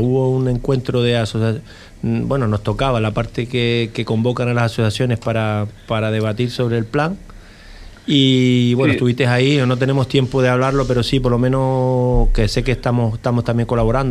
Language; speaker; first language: Spanish; native; Spanish